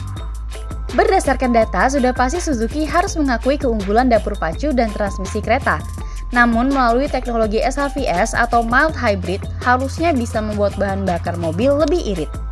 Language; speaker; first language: Indonesian; native; Indonesian